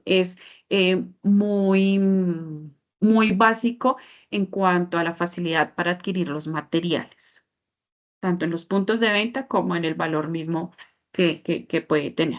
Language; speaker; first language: Spanish; native; Spanish